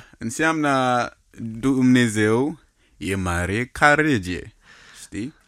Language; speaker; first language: Romanian; non-native, fluent; Yoruba